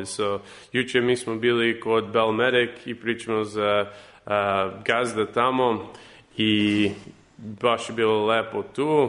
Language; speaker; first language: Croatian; early bilingual, heritage; Serbian